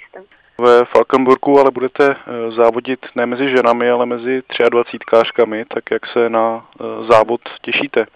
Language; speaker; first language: Czech; native; Czech